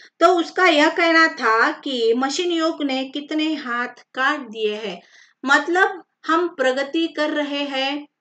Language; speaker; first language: Hindi; non-native, local second language; Marathi